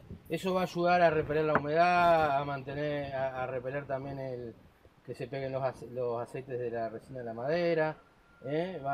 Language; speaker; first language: Spanish; native; Spanish